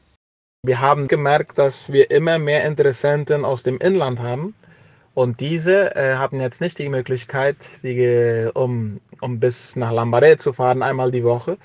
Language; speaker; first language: German; early bilingual, heritage; German